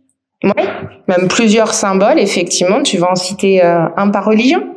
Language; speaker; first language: French; native; French